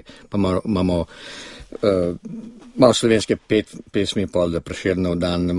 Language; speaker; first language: Slovenian; early bilingual, other home language; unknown